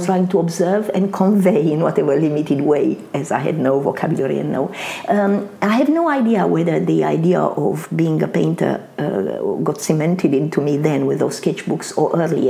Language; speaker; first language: English; non-native, fluent; Romanian